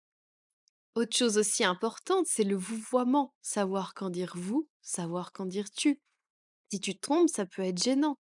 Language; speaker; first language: French; native; French